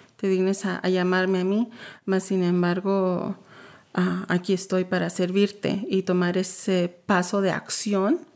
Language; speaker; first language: Spanish; early bilingual, heritage; Spanish